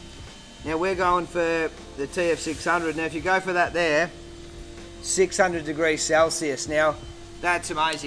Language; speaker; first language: English; native; English